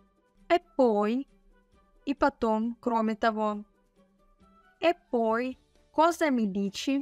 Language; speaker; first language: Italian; non-native, fluent; Russian